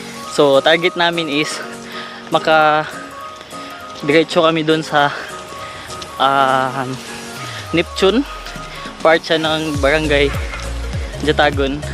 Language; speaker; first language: Filipino; non-native, local second language; Cebuano